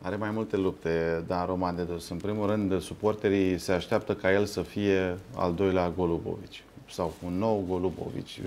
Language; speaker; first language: Romanian; native; Romanian